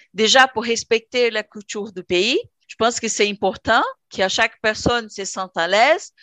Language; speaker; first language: French; non-native, fluent; Portuguese